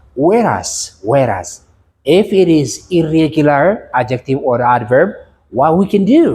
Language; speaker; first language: English; non-native, local second language; Amharic